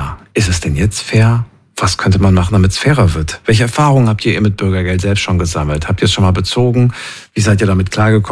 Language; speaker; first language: German; native; German